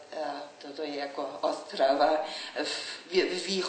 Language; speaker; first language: Czech; non-native, learner; German